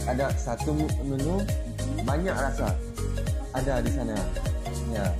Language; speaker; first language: Indonesian; non-native, learner; Malay